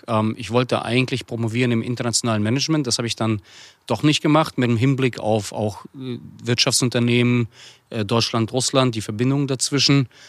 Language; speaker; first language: German; early bilingual, other home language; Russian